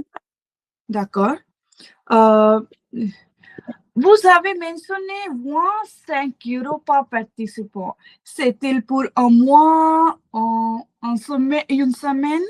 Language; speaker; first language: French; non-native, learner; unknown